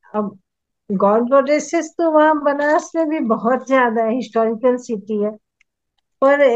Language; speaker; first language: Hindi; native; Hindi